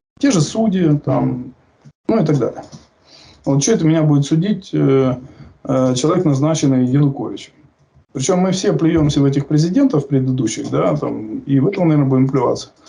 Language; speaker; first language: Russian; native; Russian